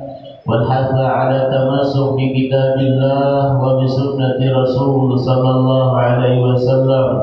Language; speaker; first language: Arabic; non-native, fluent; Banjar